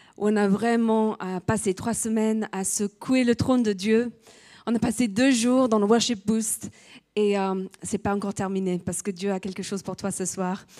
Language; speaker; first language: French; non-native, fluent; English